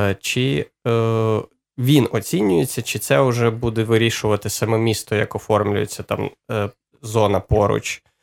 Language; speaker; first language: Ukrainian; native; Ukrainian